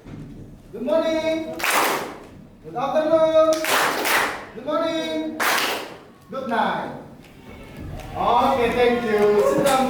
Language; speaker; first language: English; non-native, learner; Indonesian